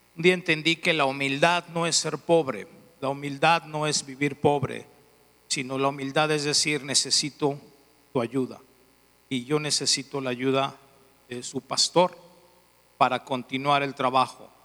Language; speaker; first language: Spanish; native; Spanish